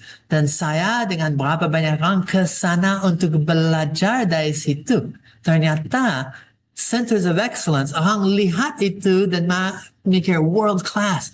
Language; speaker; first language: Indonesian; non-native, fluent; English